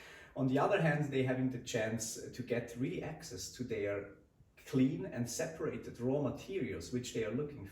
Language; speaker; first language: English; non-native, fluent; Swiss German